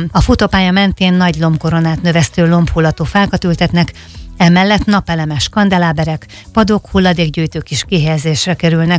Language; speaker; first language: Hungarian; native; Hungarian